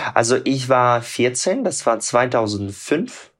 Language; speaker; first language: German; non-native, fluent; Russian